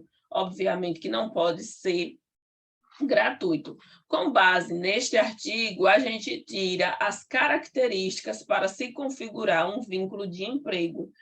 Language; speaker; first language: Portuguese; native; Portuguese